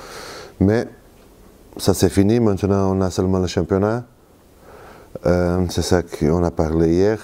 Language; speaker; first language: French; non-native, fluent; Portuguese